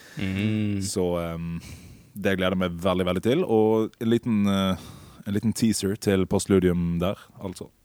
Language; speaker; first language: Norwegian; native; Norwegian